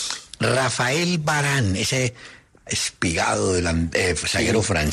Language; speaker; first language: Spanish; native; Spanish